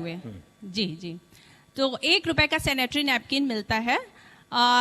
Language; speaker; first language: Hindi; native; Hindi